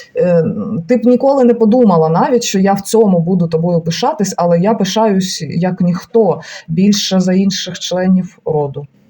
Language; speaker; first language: Ukrainian; non-native, local second language; Russian